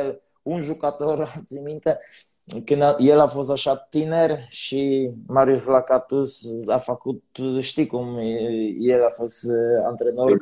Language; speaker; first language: Romanian; non-native, learner; Polish